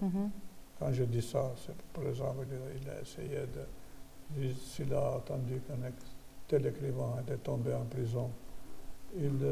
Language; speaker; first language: French; non-native, fluent; Albanian